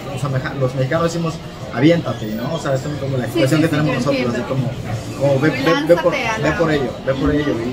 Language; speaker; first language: Spanish; native; Spanish